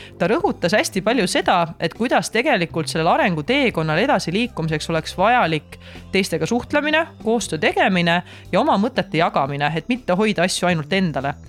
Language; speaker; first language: Estonian; native; Estonian